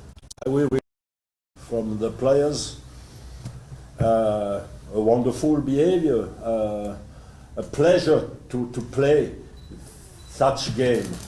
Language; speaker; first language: English; non-native, learner; French